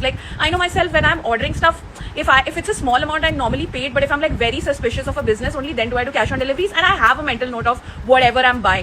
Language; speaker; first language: English; non-native, local second language; Hindi